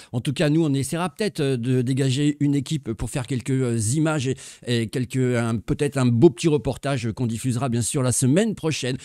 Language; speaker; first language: French; native; French